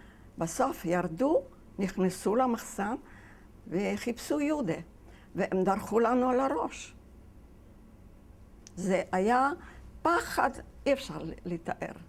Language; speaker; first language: Hebrew; non-native, fluent; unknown